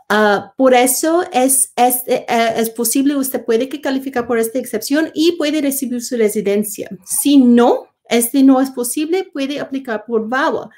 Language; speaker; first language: Spanish; non-native, learner; English